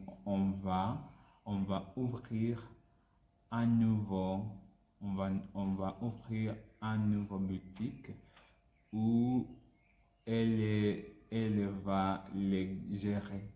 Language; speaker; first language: French; non-native, learner; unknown